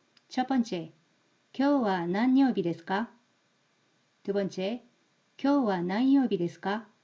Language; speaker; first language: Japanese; non-native, fluent; Korean